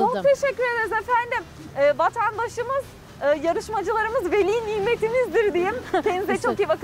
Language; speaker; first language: Turkish; native; Turkish